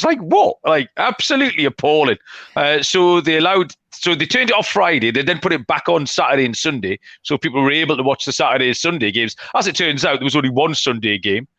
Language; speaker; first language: English; native; English